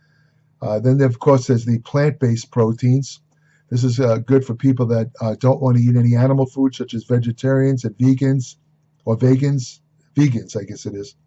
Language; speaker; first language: English; native; English